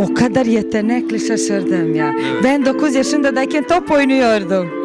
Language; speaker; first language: Turkish; non-native, learner; Serbian